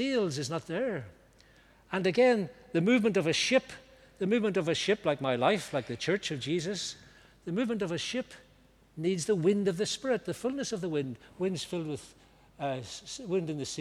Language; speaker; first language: English; native; English